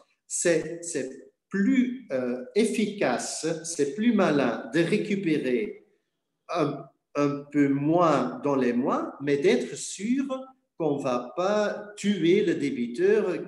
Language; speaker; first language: French; non-native, fluent; Dutch